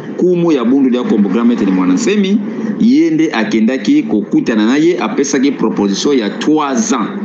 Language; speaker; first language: Lingala; non-native, local second language; Kongo